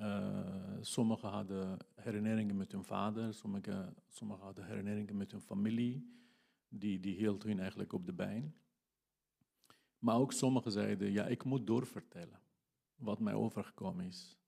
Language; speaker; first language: Dutch; non-native, fluent; Kurdish